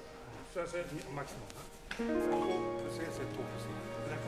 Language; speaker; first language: French; non-native, learner; Japanese